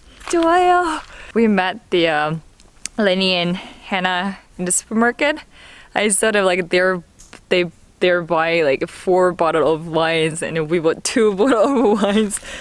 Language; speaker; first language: English; non-native, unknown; Korean